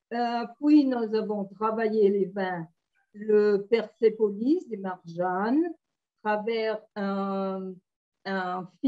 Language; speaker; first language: French; non-native, fluent; Portuguese